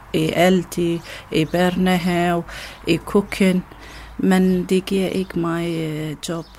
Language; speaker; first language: Danish; non-native, learner; Arabic